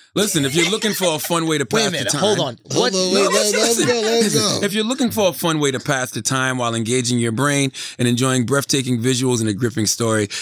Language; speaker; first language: English; native; English